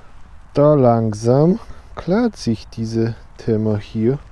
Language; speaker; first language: German; non-native, learner; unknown